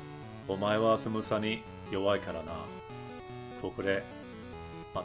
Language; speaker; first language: Japanese; non-native, fluent; English